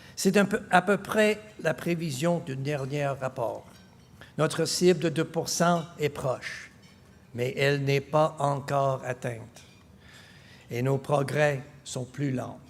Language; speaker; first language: French; non-native, fluent; English